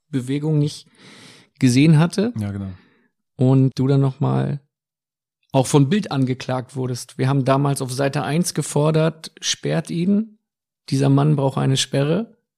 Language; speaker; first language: German; native; German